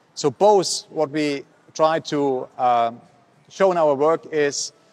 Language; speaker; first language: English; non-native, fluent; German